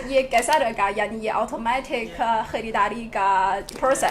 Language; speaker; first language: Urdu; non-native, fluent; Chinese